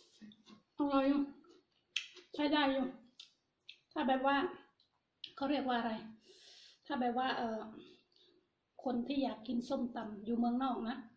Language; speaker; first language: Thai; non-native, local second language; Northeastern Thai